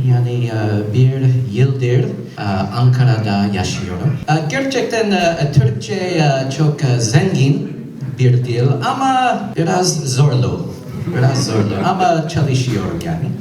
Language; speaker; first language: Turkish; non-native, learner; English